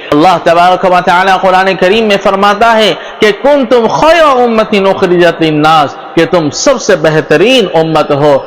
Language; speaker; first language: Urdu; native; Urdu